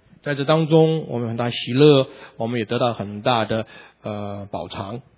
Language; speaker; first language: Chinese; native; Chinese